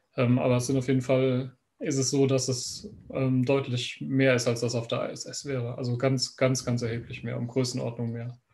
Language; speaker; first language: German; native; German